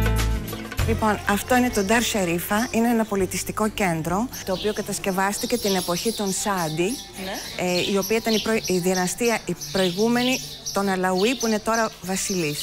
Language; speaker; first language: Greek; native; Greek